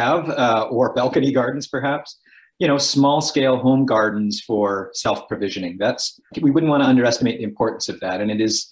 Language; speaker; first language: English; native; English